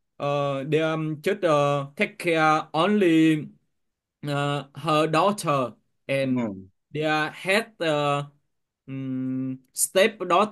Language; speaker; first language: English; non-native, learner; Vietnamese